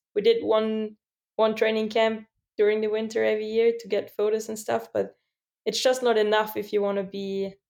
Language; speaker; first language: English; non-native, fluent; German